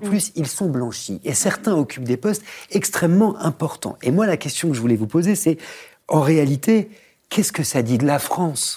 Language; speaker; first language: French; native; French